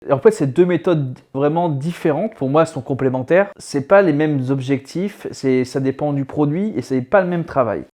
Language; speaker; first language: French; native; French